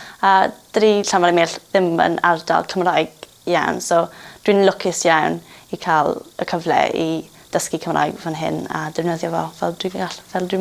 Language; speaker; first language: Welsh; non-native, local second language; English